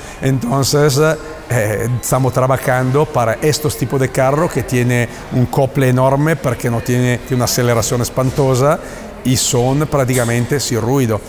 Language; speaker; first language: Spanish; non-native, fluent; Italian